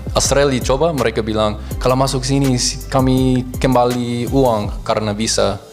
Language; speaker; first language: Indonesian; non-native, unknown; English